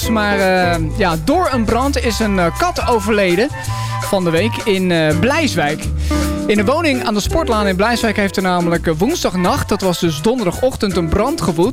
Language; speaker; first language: Dutch; native; Dutch